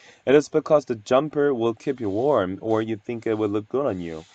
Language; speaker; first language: English; non-native, fluent; Korean